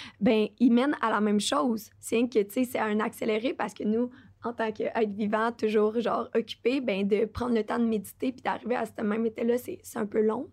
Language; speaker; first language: French; native; French